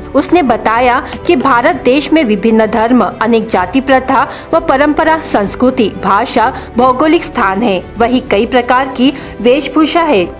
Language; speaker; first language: Hindi; native; Hindi